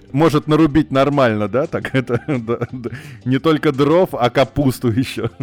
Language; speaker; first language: Russian; native; Russian